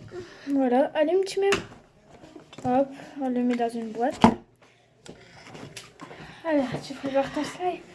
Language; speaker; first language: French; native; French